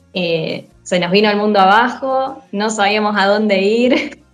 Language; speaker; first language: Spanish; native; Spanish